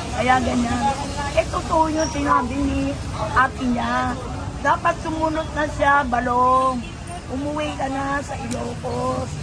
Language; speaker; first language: Filipino; non-native, local second language; Iloko